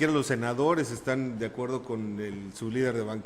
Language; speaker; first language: Spanish; native; Spanish